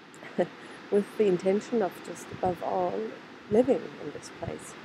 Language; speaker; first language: English; non-native, fluent; German